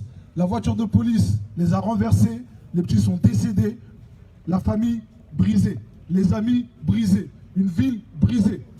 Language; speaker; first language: French; native; French